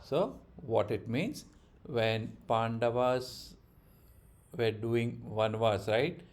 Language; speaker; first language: English; non-native, local second language; Kannada